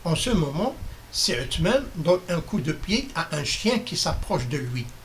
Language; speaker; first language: French; non-native, local second language; Arabic